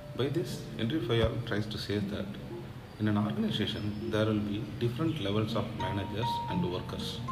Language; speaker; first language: English; non-native, local second language; Tamil